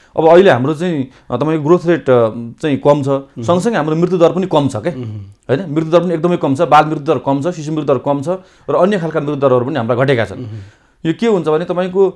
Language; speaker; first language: Nepali; native; Nepali